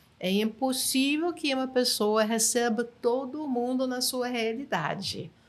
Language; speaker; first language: Portuguese; non-native, fluent; English